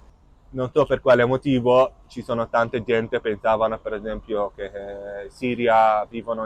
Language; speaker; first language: Italian; non-native, fluent; Arabic